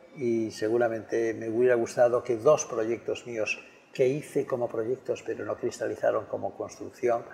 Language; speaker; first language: Spanish; native; Spanish